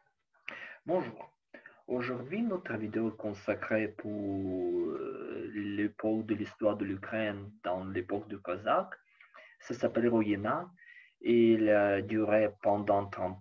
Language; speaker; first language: French; non-native, learner; Ukrainian